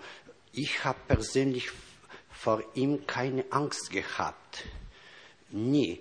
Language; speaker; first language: German; non-native, fluent; Polish